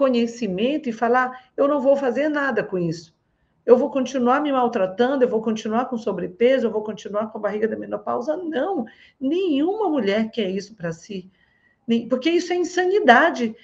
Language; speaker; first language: Portuguese; native; Portuguese